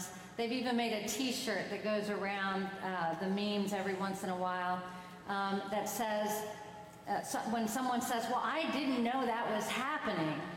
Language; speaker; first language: English; native; English